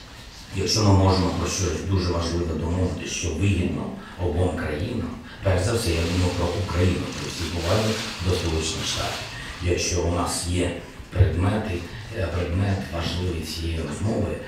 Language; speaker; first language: Ukrainian; non-native, local second language; Russian